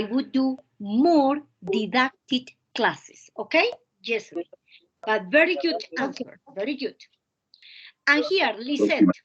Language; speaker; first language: English; non-native, fluent; Spanish